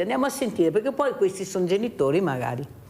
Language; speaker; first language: Italian; native; Italian